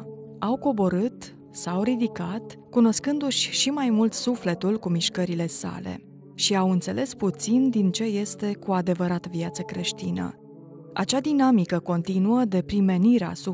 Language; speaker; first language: Romanian; native; Romanian